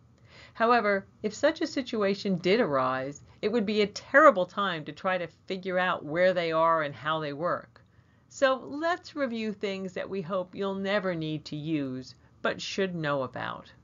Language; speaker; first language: English; native; English